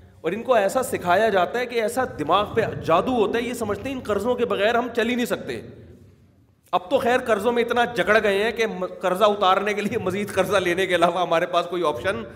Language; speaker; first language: Urdu; native; Urdu